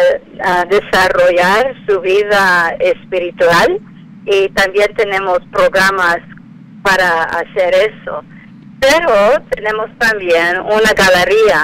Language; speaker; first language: Spanish; non-native, fluent; English